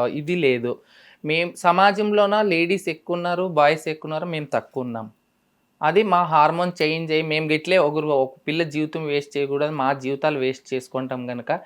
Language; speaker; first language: Telugu; native; Telugu